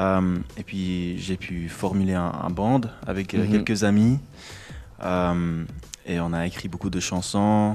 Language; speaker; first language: French; non-native, local second language; English